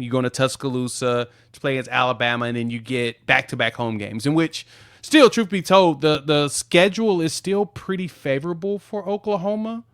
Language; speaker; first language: English; native; English